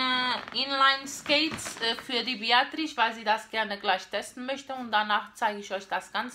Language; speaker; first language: German; non-native, fluent; Portuguese